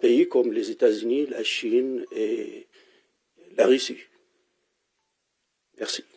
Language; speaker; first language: French; non-native, fluent; Portuguese